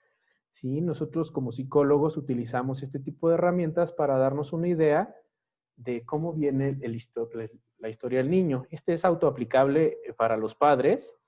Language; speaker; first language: Spanish; native; Spanish